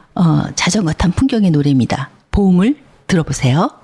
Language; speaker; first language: Korean; native; Korean